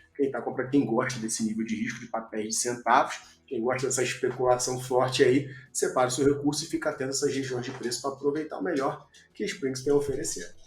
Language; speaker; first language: Portuguese; native; Portuguese